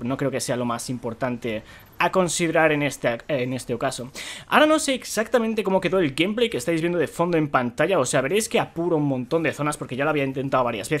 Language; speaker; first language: Spanish; native; Spanish